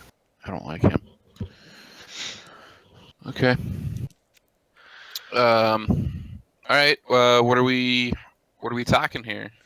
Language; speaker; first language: English; native; English